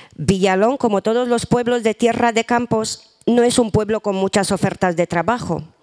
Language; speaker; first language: Spanish; non-native, fluent; Romanian